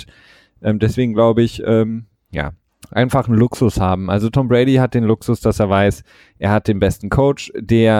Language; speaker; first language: German; native; German